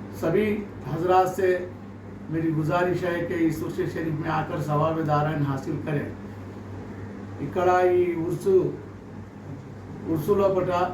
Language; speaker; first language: Urdu; native; Urdu